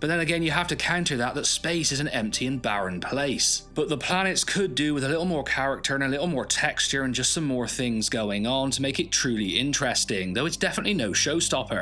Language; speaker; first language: English; native; English